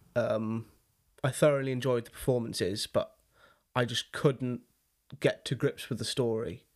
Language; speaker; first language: English; non-native, local second language; Welsh